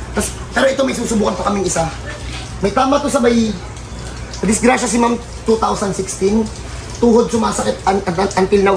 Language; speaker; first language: Filipino; non-native, local second language; Bikol